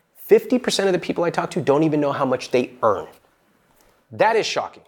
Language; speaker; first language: English; native; English